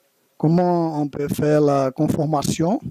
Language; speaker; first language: French; non-native, learner; Portuguese